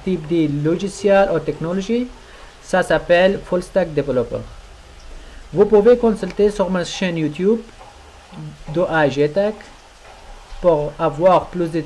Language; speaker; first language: French; non-native, learner; Persian